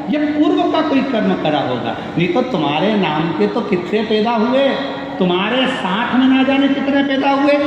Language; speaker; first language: Hindi; native; Hindi